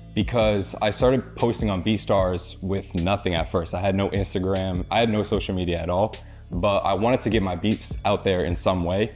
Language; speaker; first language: English; native; English